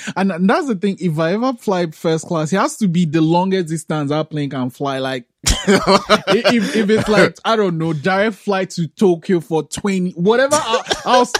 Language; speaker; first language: English; non-native, local second language; Yoruba